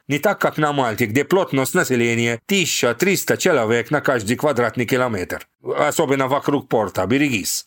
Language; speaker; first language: Russian; non-native, fluent; Maltese